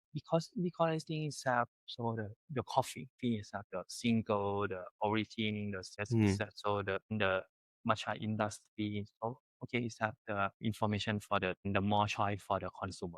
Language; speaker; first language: English; non-native, learner; Thai